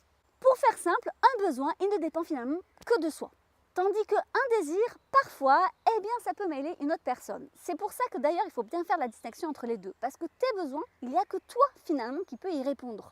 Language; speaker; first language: French; native; French